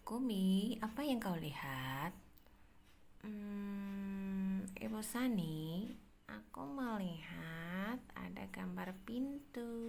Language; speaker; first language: Indonesian; native; Indonesian